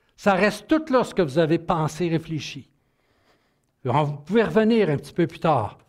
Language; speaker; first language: French; native; French